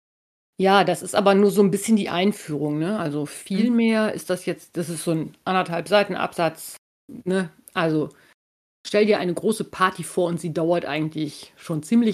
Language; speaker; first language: German; native; German